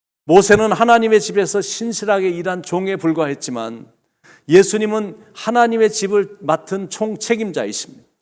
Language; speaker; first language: Korean; native; Korean